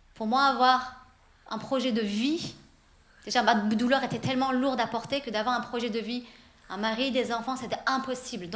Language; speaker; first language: French; early bilingual, other home language; Persian